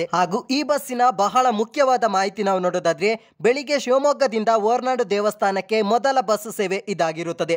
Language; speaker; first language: Kannada; native; Kannada